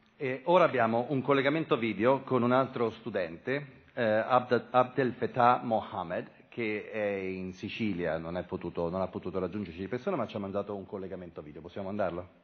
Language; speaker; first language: Italian; native; Italian